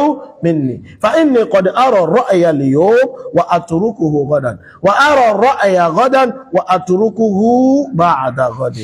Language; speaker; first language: Arabic; non-native, fluent; Yoruba